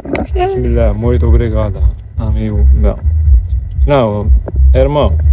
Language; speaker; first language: Portuguese; non-native, learner; Arabic